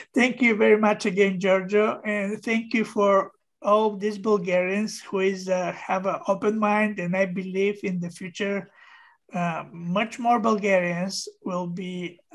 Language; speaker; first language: English; non-native, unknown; Bulgarian